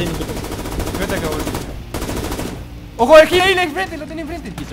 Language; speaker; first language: Spanish; native; Spanish